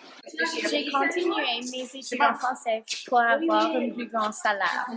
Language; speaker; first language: French; non-native, local second language; English